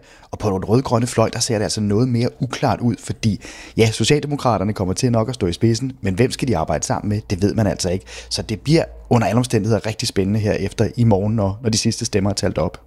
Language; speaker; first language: Danish; native; Danish